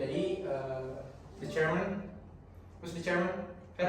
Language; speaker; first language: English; non-native, learner; Indonesian